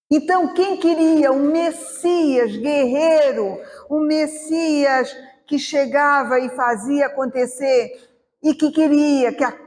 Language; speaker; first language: Portuguese; native; Portuguese